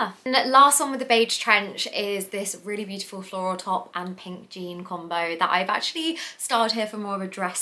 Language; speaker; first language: English; native; English